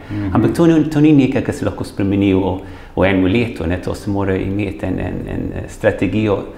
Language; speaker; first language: Slovenian; early bilingual, heritage; Slovenian